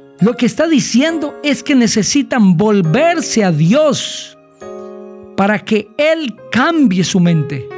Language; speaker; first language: Spanish; native; Spanish